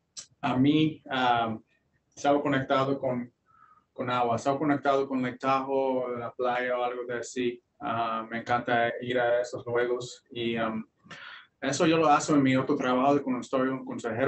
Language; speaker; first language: Spanish; early bilingual, heritage; Spanish